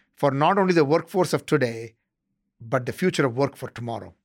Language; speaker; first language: English; non-native, local second language; Tamil